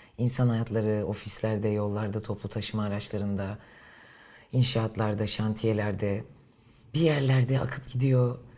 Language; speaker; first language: Turkish; native; Turkish